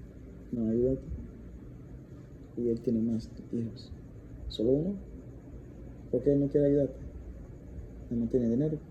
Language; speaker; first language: Spanish; non-native, learner; English